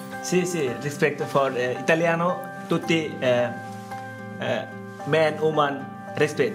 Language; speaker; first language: Italian; non-native, learner; Bangla